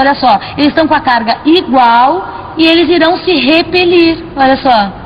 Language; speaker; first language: Portuguese; native; Portuguese